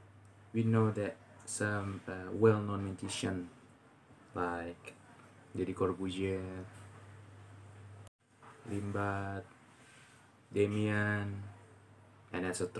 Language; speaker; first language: English; non-native, learner; Indonesian